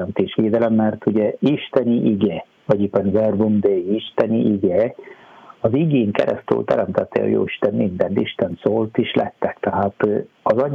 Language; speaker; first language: Hungarian; non-native, fluent; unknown